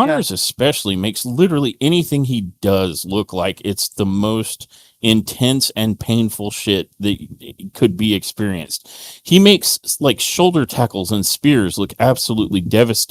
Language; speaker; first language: English; native; English